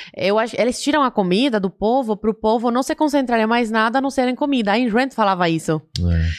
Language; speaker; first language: Portuguese; early bilingual, other home language; Spanish